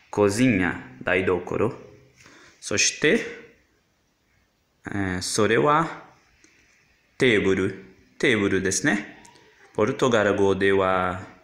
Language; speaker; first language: Japanese; non-native, learner; Portuguese